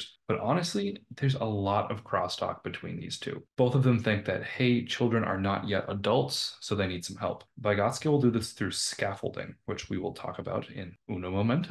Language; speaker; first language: English; native; English